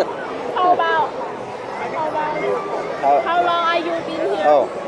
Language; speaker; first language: English; non-native, learner; Vietnamese